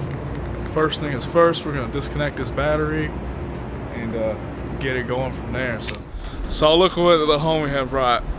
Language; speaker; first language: English; native; English